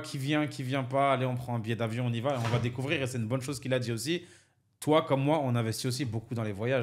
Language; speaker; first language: French; native; French